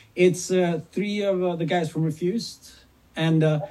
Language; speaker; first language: English; non-native, fluent; Swedish